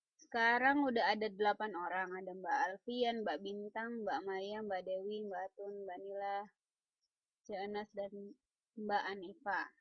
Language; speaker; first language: Indonesian; native; Indonesian